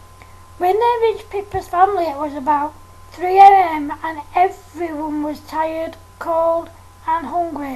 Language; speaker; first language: English; native; English